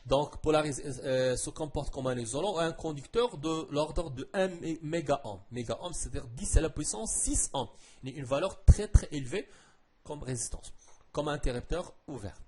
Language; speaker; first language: French; non-native, local second language; Arabic